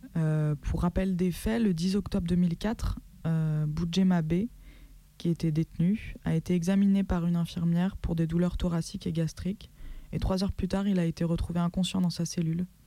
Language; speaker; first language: French; native; French